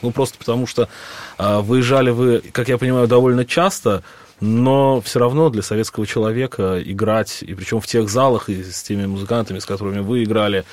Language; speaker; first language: Russian; native; Russian